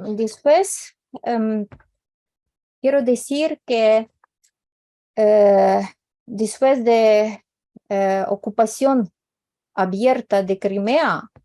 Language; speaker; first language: Spanish; non-native, fluent; Ukrainian